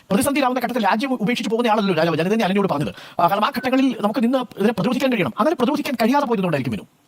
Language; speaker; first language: Malayalam; native; Malayalam